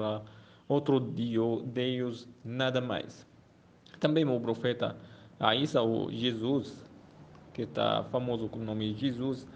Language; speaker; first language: Portuguese; non-native, fluent; Arabic